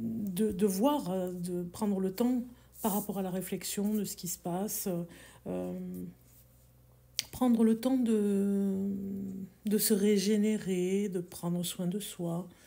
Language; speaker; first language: French; native; French